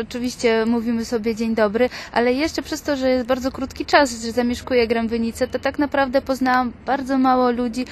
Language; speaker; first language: Polish; non-native, fluent; Georgian